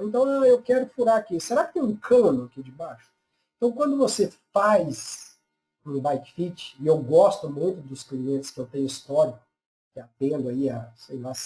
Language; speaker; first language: Portuguese; native; Portuguese